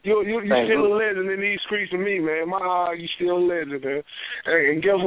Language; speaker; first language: English; native; English